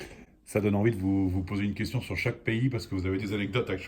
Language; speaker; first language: French; native; French